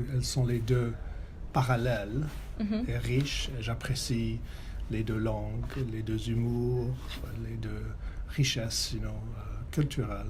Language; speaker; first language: French; non-native, fluent; Italian